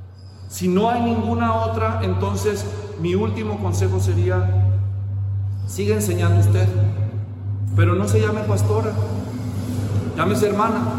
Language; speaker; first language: Spanish; native; Spanish